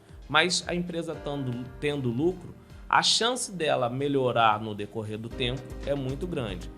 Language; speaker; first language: Portuguese; native; Portuguese